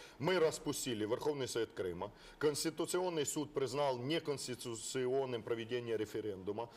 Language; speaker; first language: Russian; non-native, local second language; Ukrainian